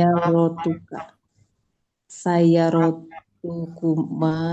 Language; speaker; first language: Arabic; non-native, learner; Indonesian